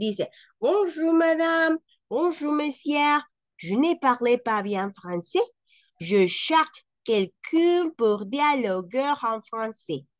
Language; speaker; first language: French; non-native, fluent; Spanish